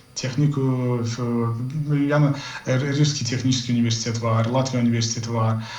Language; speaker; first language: Azerbaijani; early bilingual, heritage; Azerbaijani